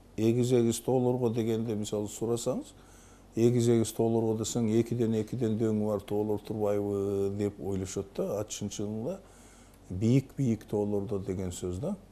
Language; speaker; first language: Kyrgyz; native; Kyrgyz